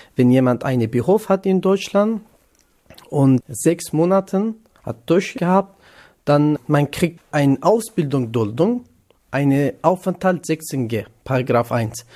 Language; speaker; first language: German; non-native, learner; Kurdish